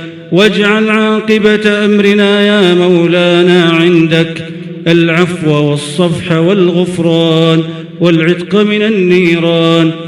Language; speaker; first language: Arabic; native; Arabic